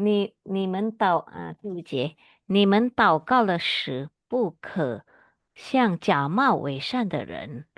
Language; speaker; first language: Chinese; non-native, learner; Indonesian